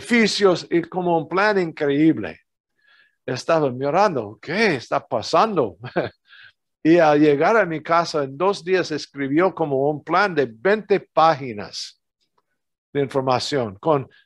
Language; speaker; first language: Spanish; non-native, fluent; English